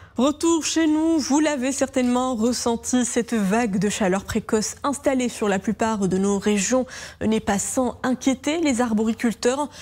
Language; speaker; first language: French; non-native, local second language; Arabic